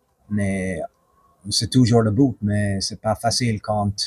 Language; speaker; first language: French; non-native, fluent; English